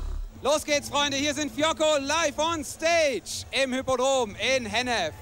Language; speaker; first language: German; native; German